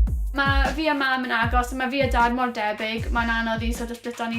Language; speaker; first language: Welsh; native; Welsh